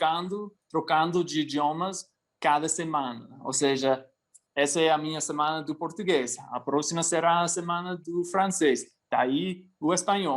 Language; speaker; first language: Portuguese; non-native, fluent; English